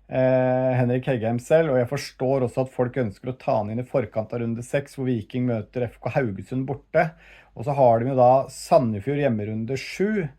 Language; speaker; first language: Norwegian; native; Norwegian